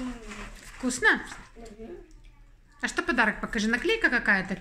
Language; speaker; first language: Russian; native; Russian